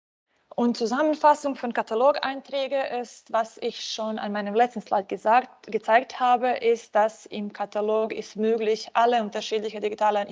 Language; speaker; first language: German; non-native, fluent; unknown